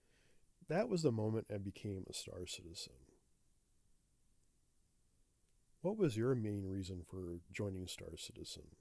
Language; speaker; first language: English; native; English